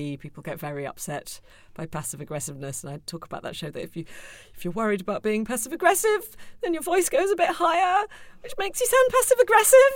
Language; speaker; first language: English; native; English